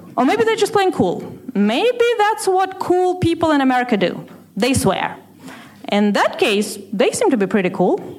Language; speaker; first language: English; non-native, fluent; Russian